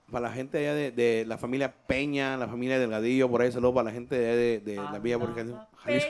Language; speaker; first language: Spanish; early bilingual, heritage; Spanish